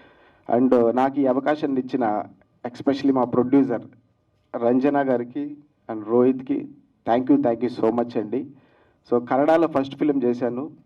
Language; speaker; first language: Telugu; native; Telugu